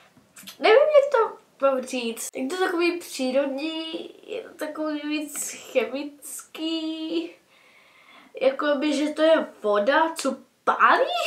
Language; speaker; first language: Czech; early bilingual, heritage; Czech